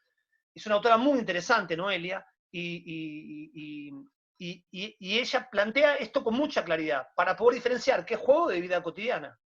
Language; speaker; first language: Spanish; native; Spanish